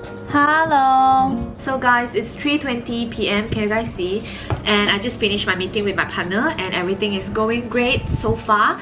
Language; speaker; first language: English; non-native, local second language; Chinese